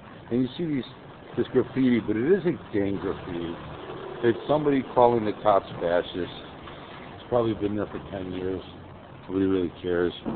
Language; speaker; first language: English; native; English